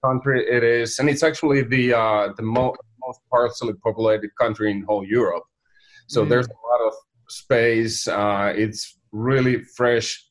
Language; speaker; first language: English; non-native, fluent; Finnish